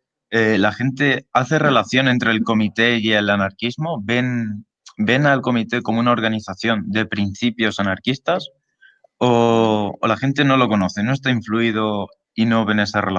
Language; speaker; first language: Spanish; native; Spanish